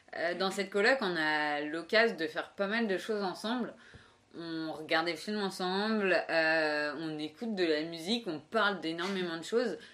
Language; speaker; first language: French; native; French